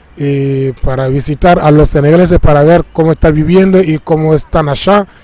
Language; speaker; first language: Spanish; non-native, fluent; Wolof